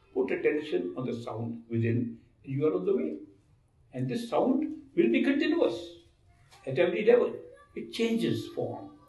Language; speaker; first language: English; non-native, local second language; Hindi